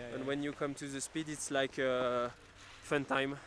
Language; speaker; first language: English; non-native, learner; French